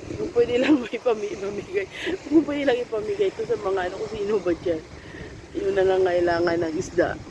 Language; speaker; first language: Filipino; non-native, local second language; Masbatenyo